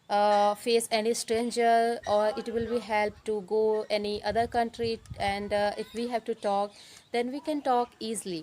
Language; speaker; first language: English; non-native, learner; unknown